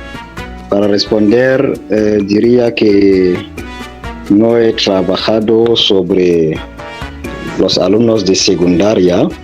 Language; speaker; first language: Spanish; non-native, fluent; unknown